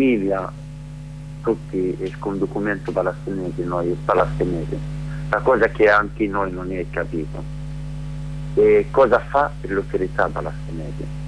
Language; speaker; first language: Italian; non-native, learner; Arabic